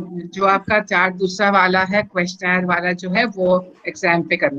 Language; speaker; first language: Hindi; native; Hindi